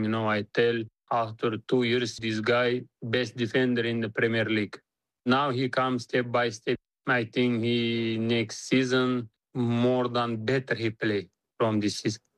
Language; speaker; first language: English; non-native, learner; Uzbek